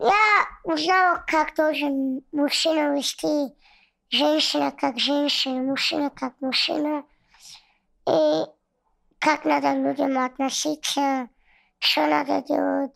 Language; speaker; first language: Russian; non-native, local second language; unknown